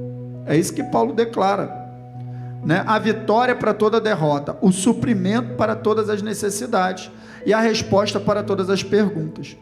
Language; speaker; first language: Portuguese; native; Portuguese